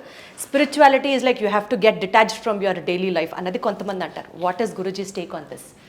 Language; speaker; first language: Telugu; native; Telugu